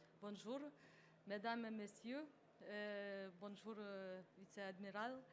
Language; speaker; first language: French; non-native, learner; Lithuanian